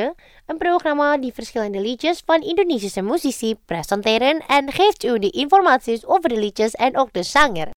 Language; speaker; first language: Dutch; non-native, learner; Indonesian